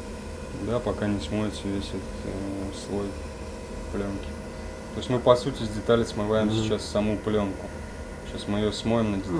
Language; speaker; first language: Russian; native; Russian